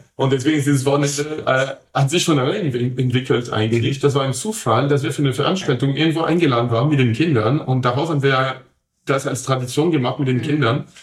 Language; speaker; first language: German; non-native, fluent; French